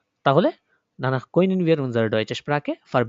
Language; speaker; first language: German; non-native, fluent; Bangla